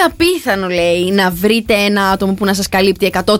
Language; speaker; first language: Greek; native; Greek